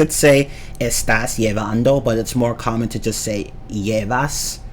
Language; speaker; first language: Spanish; non-native, fluent; English